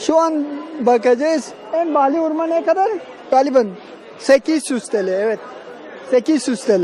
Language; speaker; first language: Turkish; non-native, learner; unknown